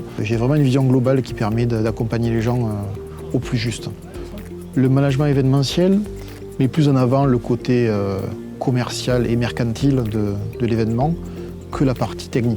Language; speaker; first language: French; native; French